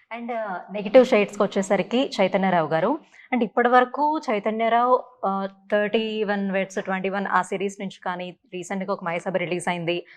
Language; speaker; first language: Telugu; native; Telugu